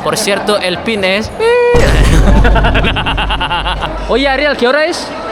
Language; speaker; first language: Spanish; non-native, fluent; Indonesian